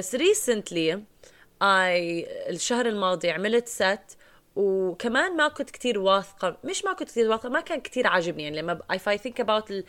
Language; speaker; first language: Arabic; native; Arabic